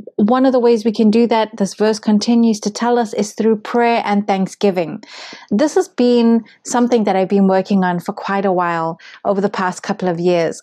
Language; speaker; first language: English; native; English